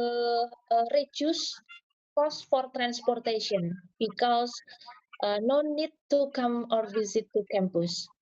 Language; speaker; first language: English; non-native, learner; Indonesian